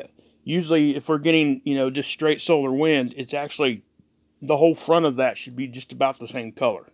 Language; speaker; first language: English; native; English